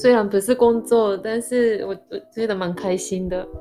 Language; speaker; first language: Chinese; non-native, learner; Japanese